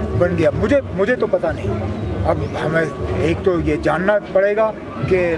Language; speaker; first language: Hindi; non-native, local second language; Kashmiri